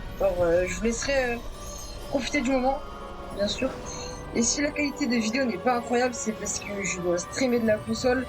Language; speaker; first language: French; native; French